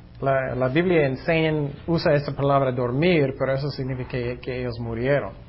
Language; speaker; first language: Spanish; non-native, fluent; English